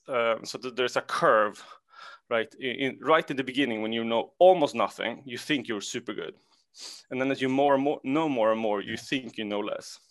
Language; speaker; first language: English; non-native, fluent; Swedish